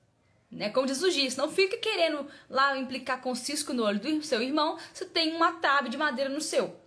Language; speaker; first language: Portuguese; native; Portuguese